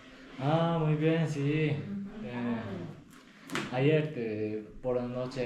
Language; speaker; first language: Spanish; non-native, learner; Korean